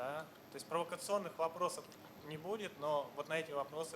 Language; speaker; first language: Russian; native; Russian